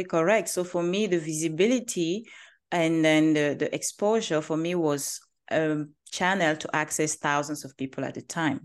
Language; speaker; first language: English; non-native, local second language; French